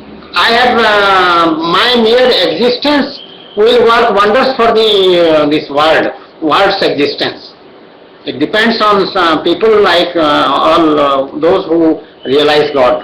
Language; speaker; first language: English; non-native, local second language; Odia